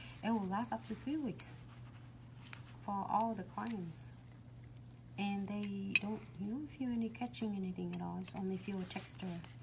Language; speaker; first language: English; non-native, fluent; Vietnamese